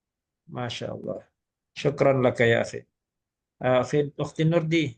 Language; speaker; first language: Arabic; non-native, fluent; Malay